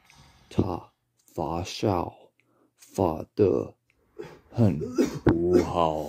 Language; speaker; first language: Chinese; non-native, learner; English